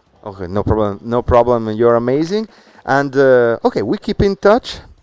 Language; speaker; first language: English; non-native, fluent; Italian